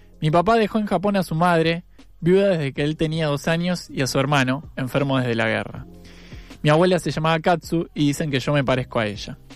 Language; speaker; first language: Spanish; native; Spanish